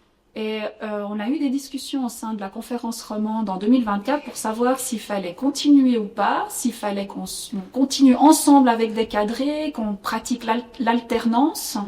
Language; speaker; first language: French; native; French